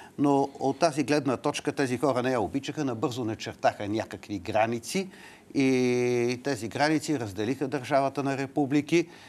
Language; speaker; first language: Bulgarian; native; Bulgarian